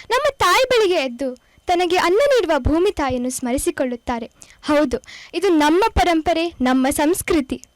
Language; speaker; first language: Kannada; non-native, local second language; Konkani